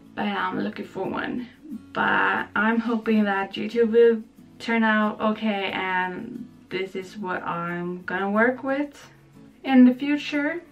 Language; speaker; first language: English; non-native, fluent; Swedish